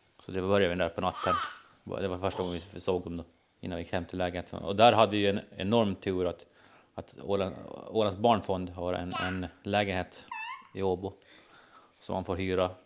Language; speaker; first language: Swedish; native; Swedish